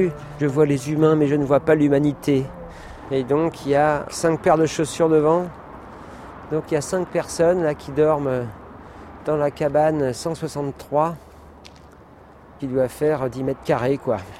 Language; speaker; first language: French; native; French